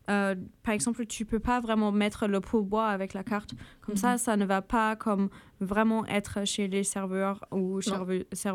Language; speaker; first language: French; non-native, fluent; German